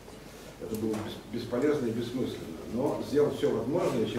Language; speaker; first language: Russian; native; Russian